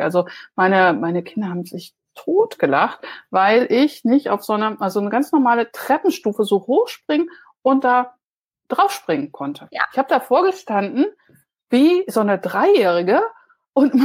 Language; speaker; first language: German; native; German